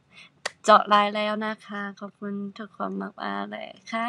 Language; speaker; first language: Thai; non-native, learner; Japanese